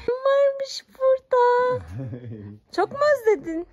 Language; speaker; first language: Turkish; native; Turkish